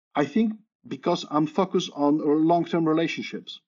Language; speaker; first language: English; non-native, fluent; Polish